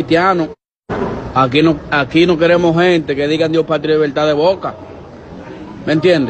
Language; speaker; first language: Spanish; native; Spanish